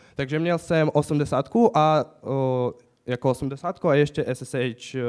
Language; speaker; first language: Czech; non-native, fluent; Ukrainian